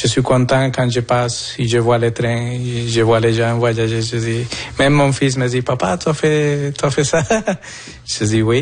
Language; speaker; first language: French; non-native, fluent; Spanish